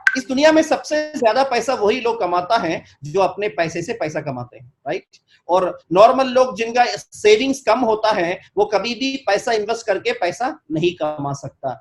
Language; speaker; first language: Hindi; non-native, local second language; Malayalam